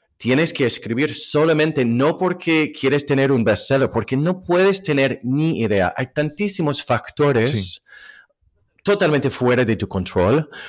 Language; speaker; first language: Spanish; non-native, fluent; English